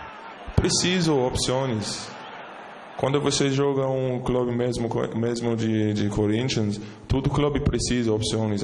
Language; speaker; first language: Portuguese; non-native, learner; English